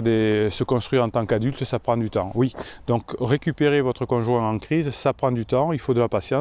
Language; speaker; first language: French; native; French